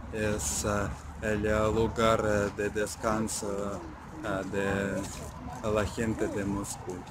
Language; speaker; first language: Spanish; non-native, learner; Russian